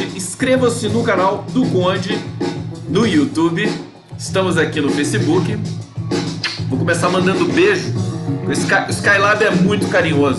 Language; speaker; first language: Portuguese; native; Portuguese